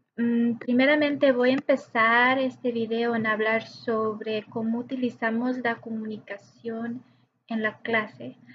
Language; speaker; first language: Spanish; early bilingual, heritage; Spanish